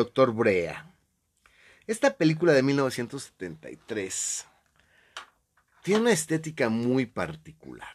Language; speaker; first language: Spanish; native; Spanish